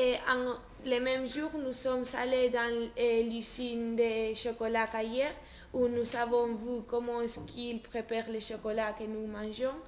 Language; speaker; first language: French; non-native, learner; Spanish